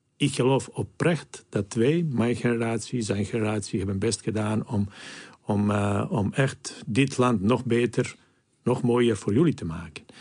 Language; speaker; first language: Dutch; non-native, fluent; Bosnian